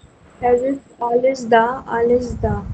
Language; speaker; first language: German; non-native, learner; Hindi